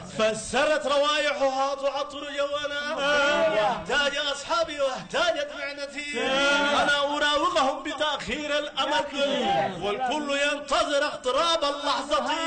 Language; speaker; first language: Arabic; native; Arabic